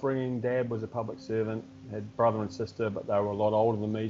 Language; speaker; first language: English; native; English